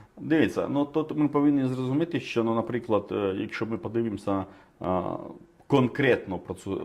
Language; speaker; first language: Ukrainian; non-native, fluent; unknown